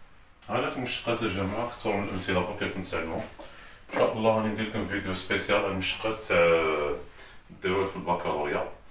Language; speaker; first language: Arabic; native; Arabic